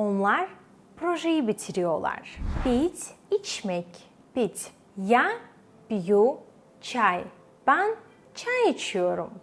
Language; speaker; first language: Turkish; non-native, fluent; Russian